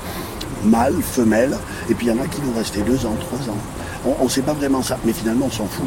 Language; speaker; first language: French; native; French